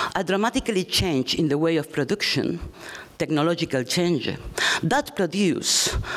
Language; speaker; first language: English; non-native, fluent; Spanish